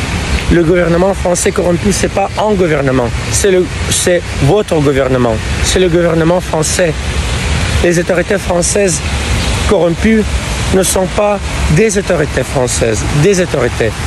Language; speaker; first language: French; non-native, fluent; Russian